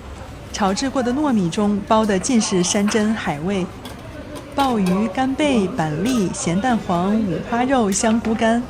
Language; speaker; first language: Chinese; native; Chinese